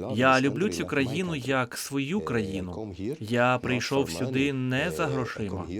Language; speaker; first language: Ukrainian; early bilingual, heritage; Portuguese